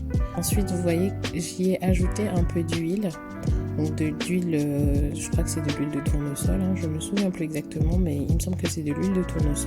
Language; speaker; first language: French; native; French